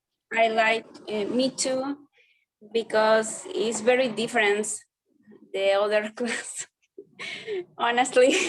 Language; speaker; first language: English; non-native, learner; Spanish